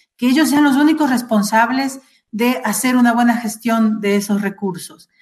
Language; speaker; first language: Spanish; native; Spanish